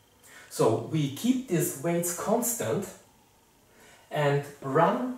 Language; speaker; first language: English; non-native, fluent; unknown